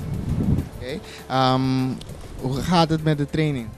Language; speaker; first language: Dutch; non-native, local second language; Papiamento